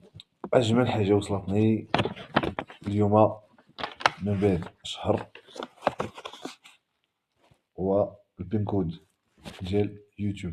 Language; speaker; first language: Arabic; native; Arabic